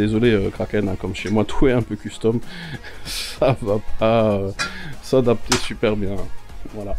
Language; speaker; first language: French; native; French